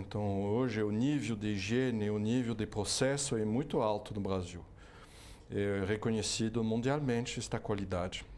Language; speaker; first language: Portuguese; non-native, fluent; French